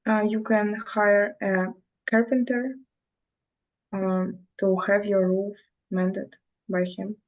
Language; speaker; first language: English; non-native, fluent; Russian